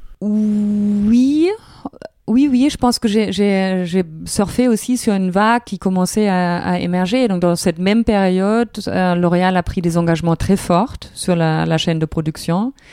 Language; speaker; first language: French; non-native, fluent; German